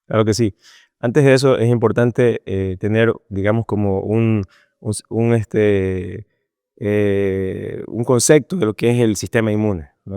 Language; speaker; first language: Spanish; native; Spanish